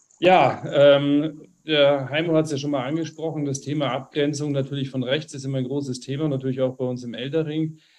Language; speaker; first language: German; native; German